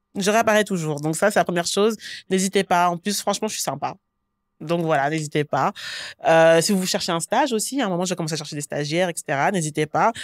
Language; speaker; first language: French; native; French